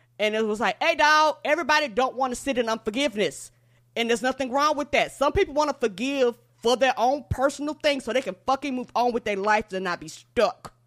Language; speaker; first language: English; native; English